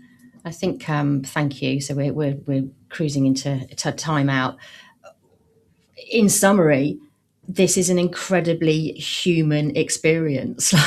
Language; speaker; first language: English; native; English